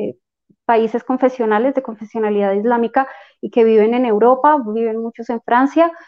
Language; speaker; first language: Spanish; native; Spanish